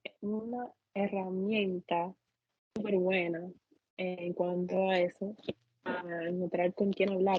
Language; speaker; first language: Spanish; non-native, fluent; English